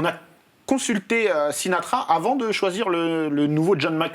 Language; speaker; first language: French; native; French